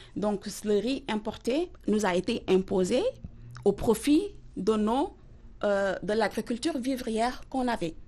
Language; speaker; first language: French; non-native, local second language; Wolof